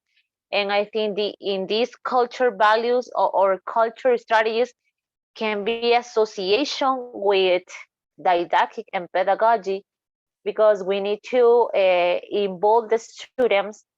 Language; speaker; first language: English; non-native, learner; Spanish